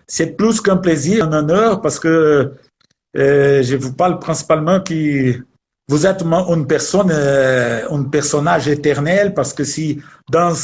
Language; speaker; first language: French; non-native, learner; Portuguese